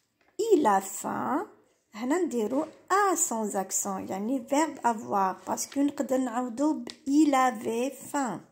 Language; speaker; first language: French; non-native, local second language; Arabic